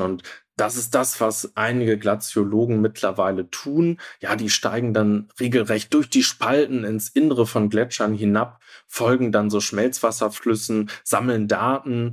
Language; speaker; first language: German; native; German